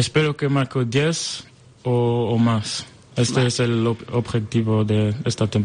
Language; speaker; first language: Spanish; non-native, learner; French